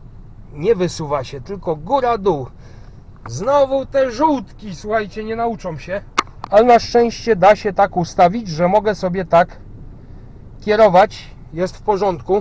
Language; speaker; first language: Polish; native; Polish